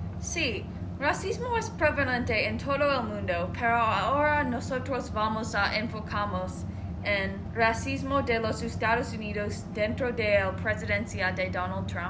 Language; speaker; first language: Spanish; non-native, learner; English